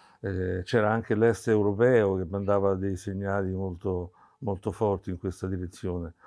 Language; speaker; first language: Italian; native; Italian